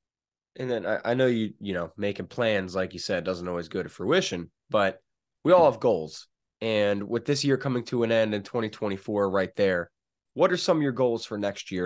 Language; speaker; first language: English; native; English